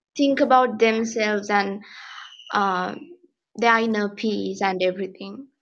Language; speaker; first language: English; non-native, local second language; Sinhala